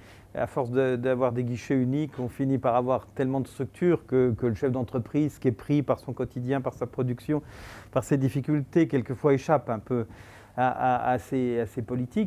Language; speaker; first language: French; native; French